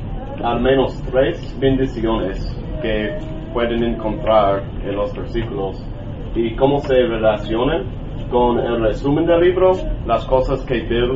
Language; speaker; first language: Spanish; non-native, learner; English